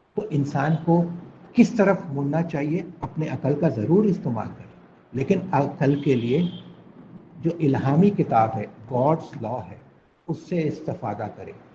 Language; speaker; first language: Urdu; non-native, local second language; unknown